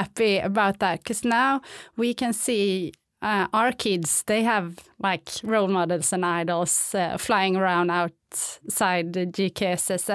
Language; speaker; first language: English; non-native, fluent; Swedish